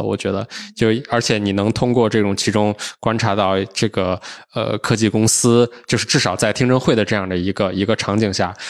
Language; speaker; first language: Chinese; native; Chinese